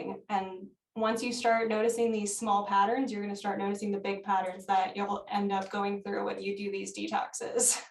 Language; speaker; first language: English; native; English